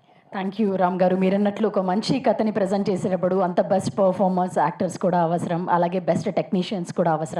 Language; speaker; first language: Telugu; native; Telugu